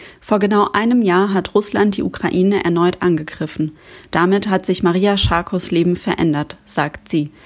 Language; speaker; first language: German; native; German